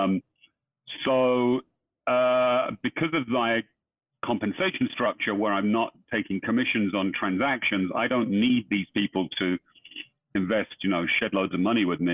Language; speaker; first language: English; native; English